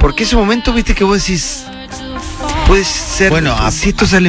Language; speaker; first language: Spanish; native; Spanish